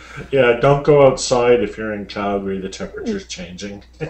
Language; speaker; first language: English; native; English